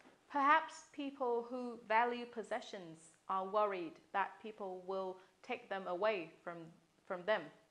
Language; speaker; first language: English; non-native, fluent; Vietnamese